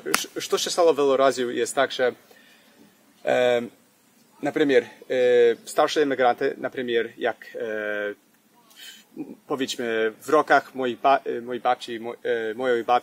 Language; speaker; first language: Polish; early bilingual, heritage; Polish